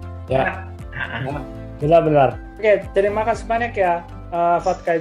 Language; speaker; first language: Indonesian; non-native, learner; Japanese